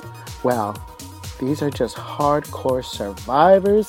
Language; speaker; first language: English; native; English